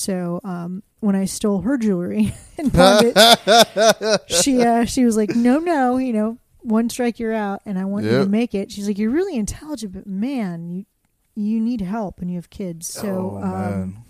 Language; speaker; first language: English; native; English